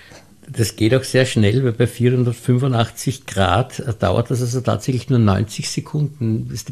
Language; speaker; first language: German; native; German